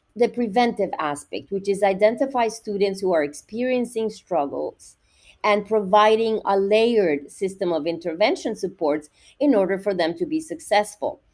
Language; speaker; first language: English; non-native, fluent; Spanish